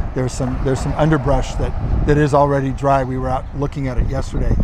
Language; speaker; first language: English; native; English